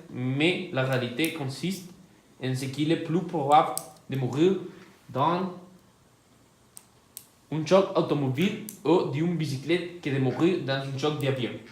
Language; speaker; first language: French; non-native, learner; Spanish